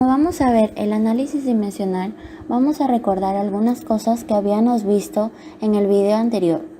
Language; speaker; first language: Spanish; native; Spanish